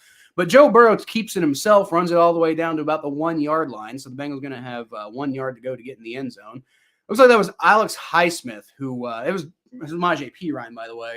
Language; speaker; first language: English; native; English